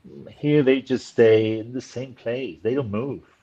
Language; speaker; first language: English; non-native, fluent; Spanish